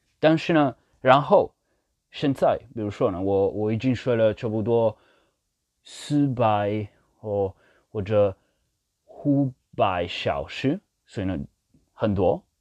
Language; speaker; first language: Chinese; non-native, learner; French